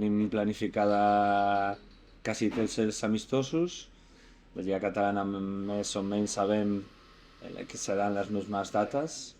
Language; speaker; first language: Catalan; non-native, learner; Spanish